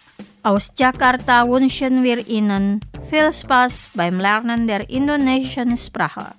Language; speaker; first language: German; non-native, fluent; Indonesian